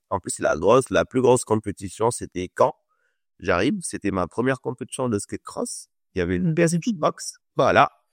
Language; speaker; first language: French; non-native, local second language; Wolof